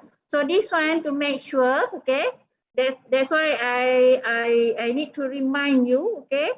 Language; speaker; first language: English; non-native, local second language; Malay